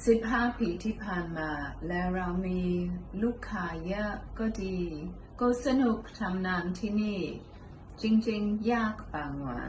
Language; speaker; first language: Thai; non-native, learner; English